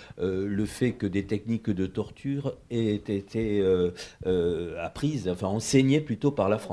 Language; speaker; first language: French; native; French